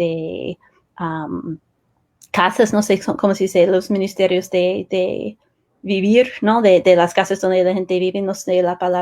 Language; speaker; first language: Spanish; non-native, fluent; English